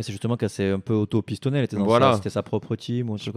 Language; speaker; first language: French; native; French